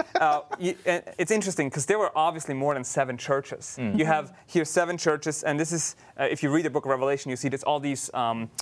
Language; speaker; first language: English; non-native, fluent; German